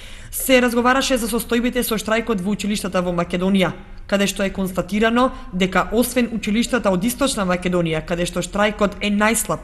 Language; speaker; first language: Macedonian; native; Macedonian